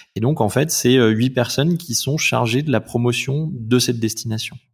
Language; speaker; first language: French; native; French